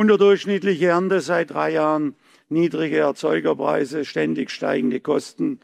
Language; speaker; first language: German; native; German